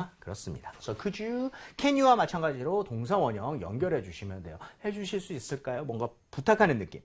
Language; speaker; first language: Korean; native; Korean